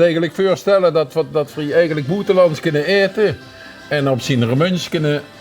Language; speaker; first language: Dutch; native; Dutch